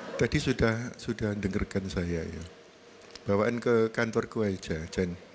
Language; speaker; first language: Indonesian; native; Indonesian